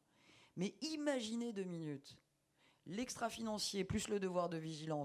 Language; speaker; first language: French; native; French